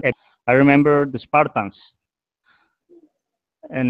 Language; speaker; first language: English; non-native, learner; Spanish